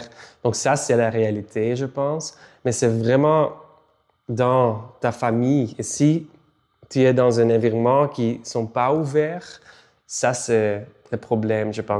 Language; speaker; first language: French; non-native, local second language; Dutch